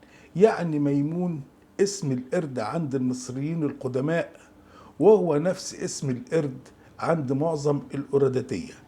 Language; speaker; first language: Arabic; native; Arabic